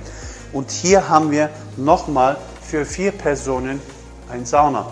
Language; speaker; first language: German; non-native, fluent; Turkish